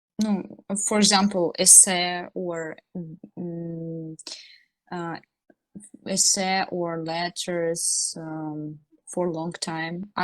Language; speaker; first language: English; non-native, learner; Russian